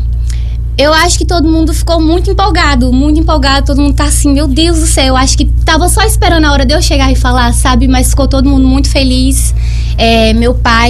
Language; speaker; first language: Portuguese; native; Portuguese